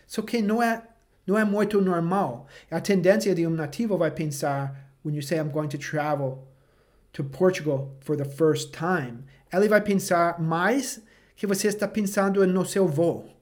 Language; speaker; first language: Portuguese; non-native, fluent; English